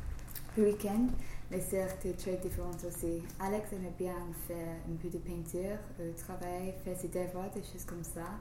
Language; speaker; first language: French; non-native, fluent; English